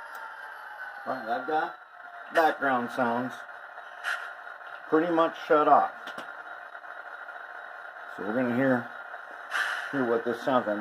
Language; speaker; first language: English; native; English